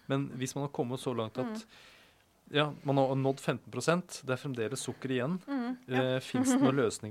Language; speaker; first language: Norwegian; native; Norwegian